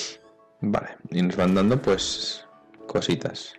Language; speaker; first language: Spanish; native; Spanish